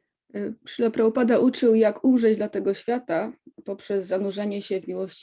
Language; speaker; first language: Polish; native; Polish